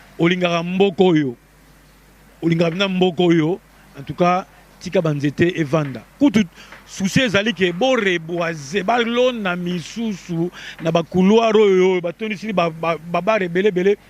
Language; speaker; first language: Lingala; native; Lingala